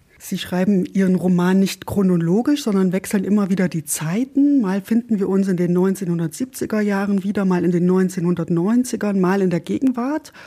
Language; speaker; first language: German; native; German